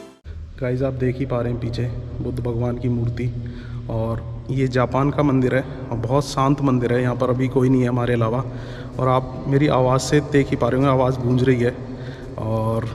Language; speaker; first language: Hindi; native; Hindi